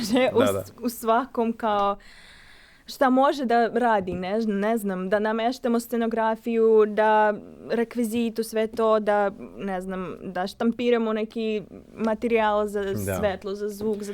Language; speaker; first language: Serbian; non-native, fluent; Russian